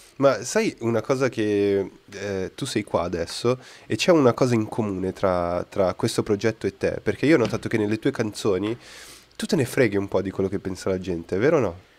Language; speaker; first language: Italian; non-native, fluent; Portuguese